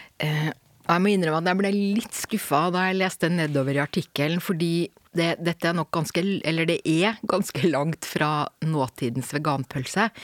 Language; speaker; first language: Norwegian; native; Norwegian